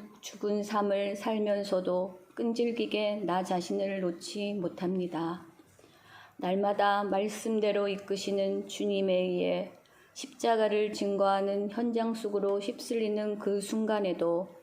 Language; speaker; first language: Korean; native; Korean